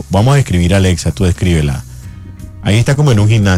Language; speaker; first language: Spanish; native; Spanish